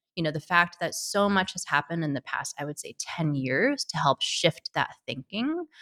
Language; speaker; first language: English; native; English